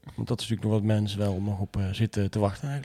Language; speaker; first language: Dutch; native; Dutch